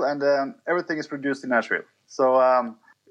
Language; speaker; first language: English; non-native, fluent; Norwegian